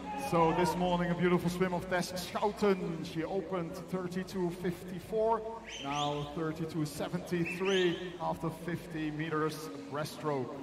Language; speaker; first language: English; non-native, fluent; Dutch